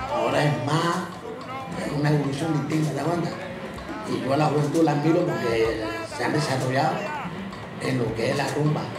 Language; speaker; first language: Spanish; native; Spanish